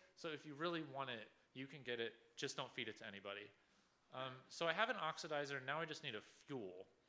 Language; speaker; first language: English; native; English